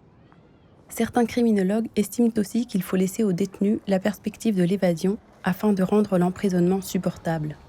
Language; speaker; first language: French; native; French